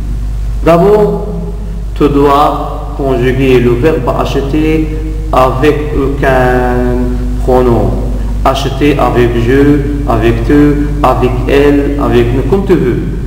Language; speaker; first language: French; non-native, fluent; Arabic